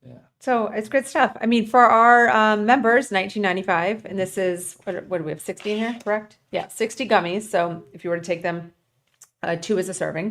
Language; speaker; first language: English; native; English